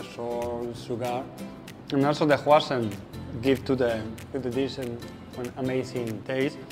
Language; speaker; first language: English; non-native, learner; Spanish